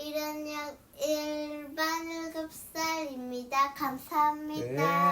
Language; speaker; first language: Korean; early bilingual, other home language; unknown